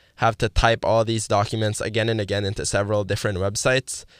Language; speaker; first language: English; non-native, local second language; Filipino